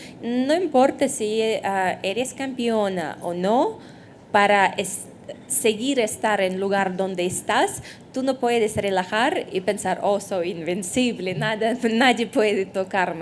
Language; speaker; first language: Spanish; non-native, fluent; Russian